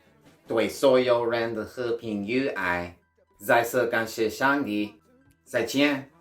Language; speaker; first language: Chinese; non-native, learner; English